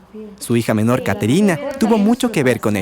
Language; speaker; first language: Spanish; native; Spanish